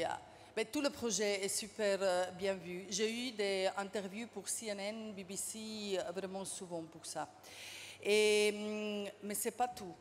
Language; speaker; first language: French; non-native, fluent; Slovenian